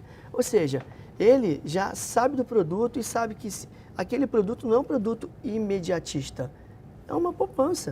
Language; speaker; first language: Portuguese; native; Portuguese